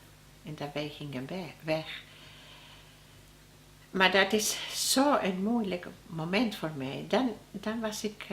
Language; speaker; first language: Dutch; non-native, learner; Spanish